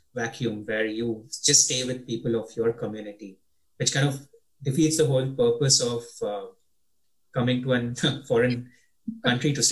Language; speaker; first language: English; native; English